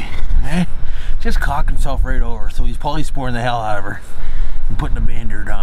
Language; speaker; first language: English; native; English